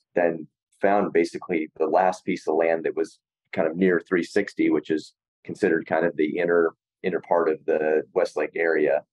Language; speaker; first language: English; native; English